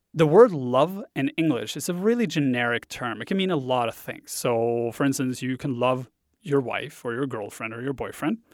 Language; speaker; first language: English; non-native, fluent; Norwegian